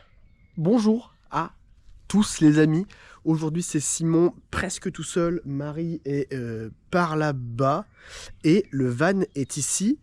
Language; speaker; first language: French; native; French